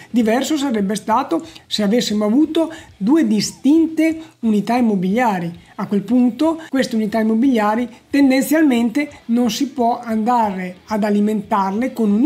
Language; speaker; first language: Italian; native; Italian